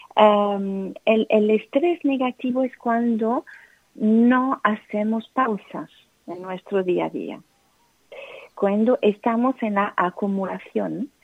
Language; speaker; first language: Spanish; non-native, fluent; French